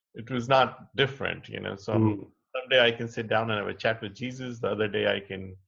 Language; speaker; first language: English; non-native, local second language; Hindi